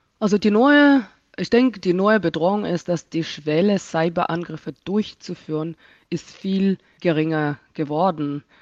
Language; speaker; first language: German; non-native, fluent; Hebrew